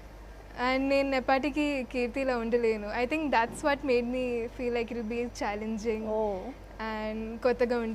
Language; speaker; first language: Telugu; non-native, learner; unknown